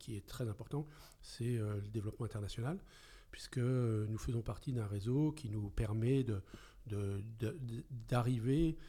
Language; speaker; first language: French; native; French